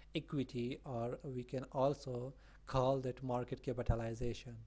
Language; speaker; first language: English; non-native, fluent; Pashto